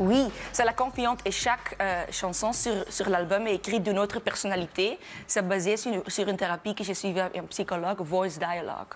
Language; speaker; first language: French; non-native, local second language; Dutch